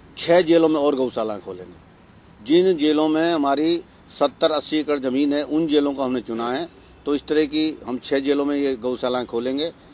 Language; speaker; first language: Hindi; native; Hindi